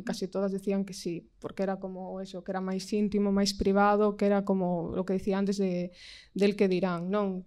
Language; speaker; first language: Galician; non-native, local second language; Spanish